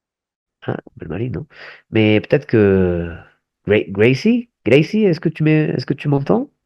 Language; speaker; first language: French; non-native, fluent; Spanish